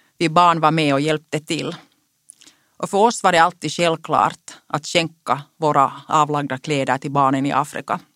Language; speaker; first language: Swedish; non-native, local second language; Finnish